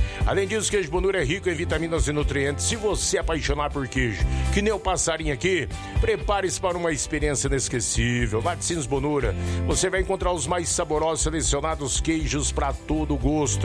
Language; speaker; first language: Portuguese; native; Portuguese